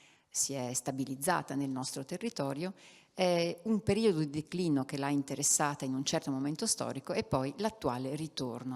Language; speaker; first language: Italian; native; Italian